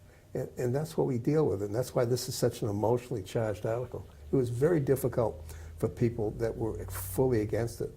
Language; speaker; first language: English; native; English